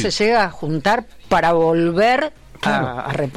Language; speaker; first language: Spanish; native; Spanish